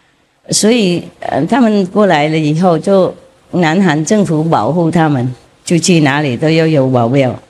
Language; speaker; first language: Chinese; non-native, fluent; Vietnamese